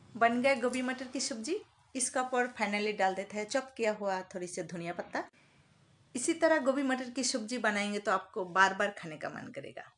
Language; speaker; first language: Hindi; native; Hindi